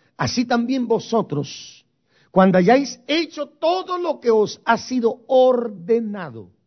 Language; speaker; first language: Spanish; native; Spanish